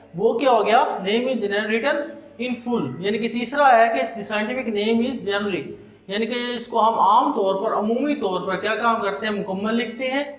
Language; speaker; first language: Urdu; non-native, local second language; Punjabi